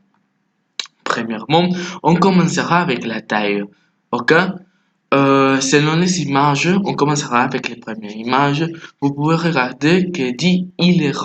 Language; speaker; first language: French; non-native, fluent; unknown